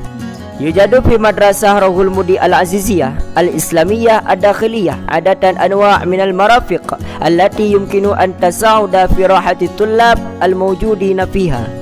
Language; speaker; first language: Arabic; non-native, learner; Indonesian